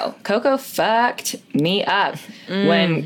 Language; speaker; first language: English; native; English